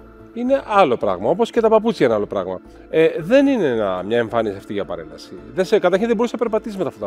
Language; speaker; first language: Greek; native; Greek